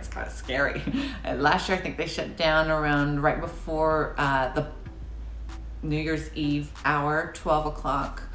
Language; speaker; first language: English; native; English